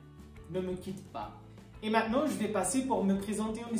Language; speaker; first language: French; non-native, local second language; Berber languages